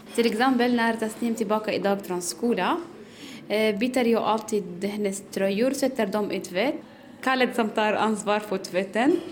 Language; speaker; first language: Swedish; non-native, learner; Arabic